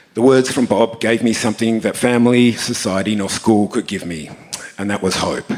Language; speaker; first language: English; native; English